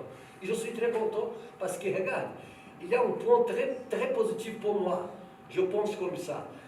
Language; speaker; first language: French; non-native, fluent; Portuguese